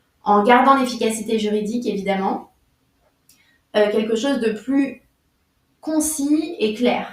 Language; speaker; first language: French; native; French